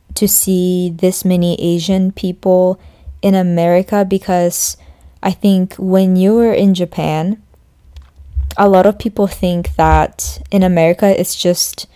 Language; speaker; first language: English; non-native, fluent; Japanese